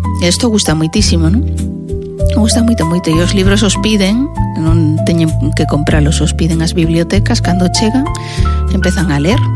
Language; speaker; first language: Galician; non-native, local second language; Spanish